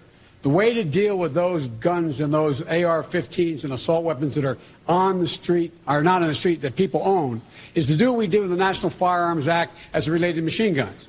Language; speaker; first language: English; native; English